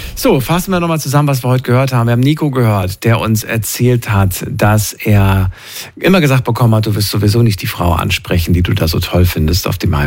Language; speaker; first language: German; native; German